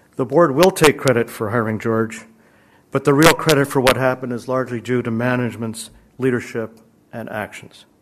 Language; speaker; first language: English; native; English